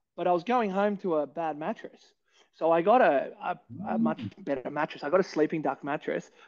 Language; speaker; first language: English; native; English